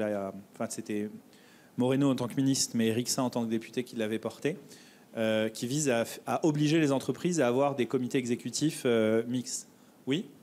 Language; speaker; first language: French; native; French